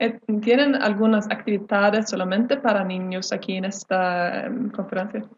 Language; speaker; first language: Spanish; non-native, learner; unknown